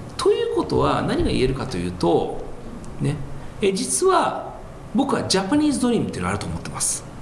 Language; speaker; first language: Japanese; early bilingual, heritage; Japanese